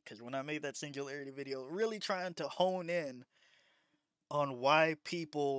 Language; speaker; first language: English; native; English